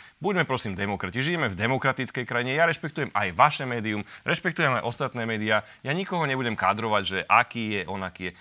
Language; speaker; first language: Slovak; native; Slovak